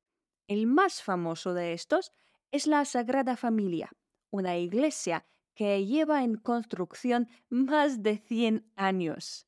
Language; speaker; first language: Spanish; non-native, fluent; Polish